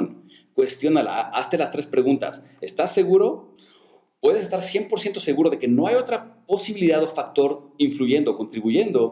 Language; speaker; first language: Spanish; native; Spanish